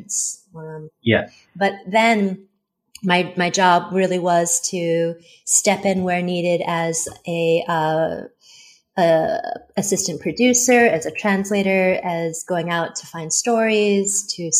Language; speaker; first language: English; early bilingual, other home language; Chinese